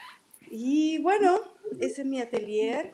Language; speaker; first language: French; non-native, learner; Spanish